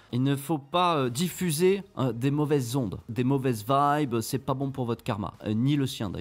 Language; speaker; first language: French; native; French